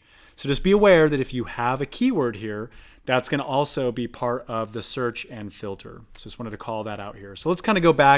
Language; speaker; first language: English; native; English